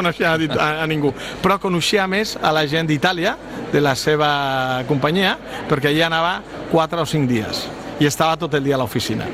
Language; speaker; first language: Catalan; non-native, local second language; Spanish